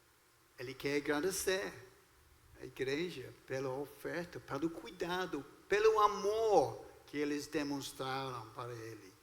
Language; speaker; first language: Portuguese; non-native, fluent; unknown